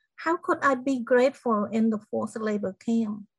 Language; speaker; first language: English; non-native, fluent; Khmer